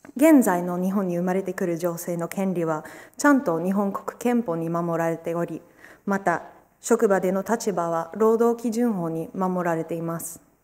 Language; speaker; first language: Japanese; non-native, fluent; English